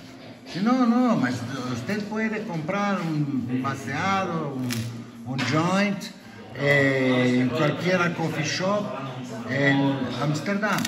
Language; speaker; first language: Spanish; non-native, learner; Portuguese